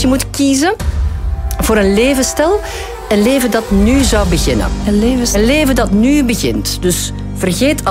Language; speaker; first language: Dutch; native; Dutch